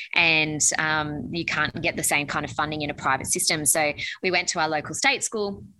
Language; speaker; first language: English; native; English